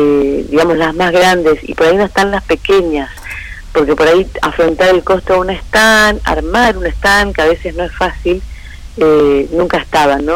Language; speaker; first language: Spanish; native; Spanish